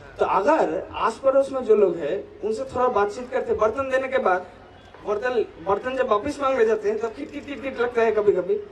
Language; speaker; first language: Hindi; non-native, local second language; Bangla